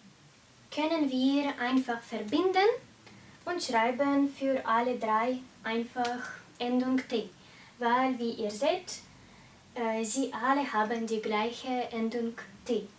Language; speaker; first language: German; non-native, fluent; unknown